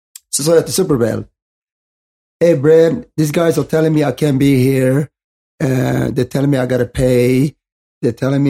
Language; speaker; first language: English; non-native, fluent; Somali